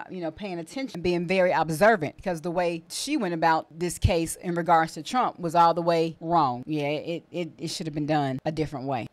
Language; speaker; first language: English; native; English